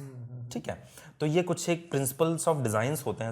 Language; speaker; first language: Hindi; native; Hindi